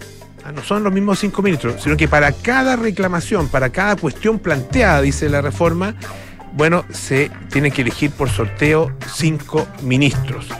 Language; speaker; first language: Spanish; native; Spanish